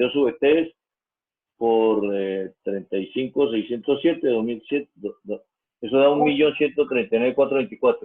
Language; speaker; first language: Spanish; native; Spanish